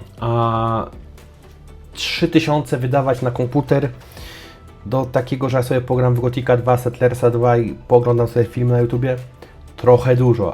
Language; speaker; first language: Polish; native; Polish